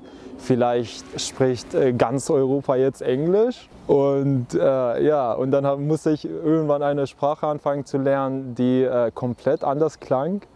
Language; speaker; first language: German; non-native, fluent; Persian